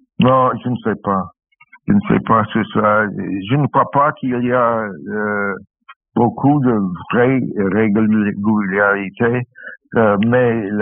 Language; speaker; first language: French; non-native, learner; English